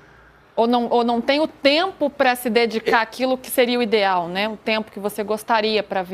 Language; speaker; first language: Portuguese; native; Portuguese